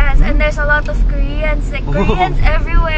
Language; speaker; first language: English; non-native, local second language; Filipino